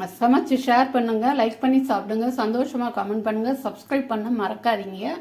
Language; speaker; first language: Tamil; native; Tamil